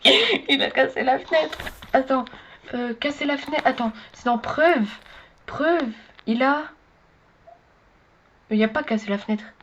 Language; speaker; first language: French; native; French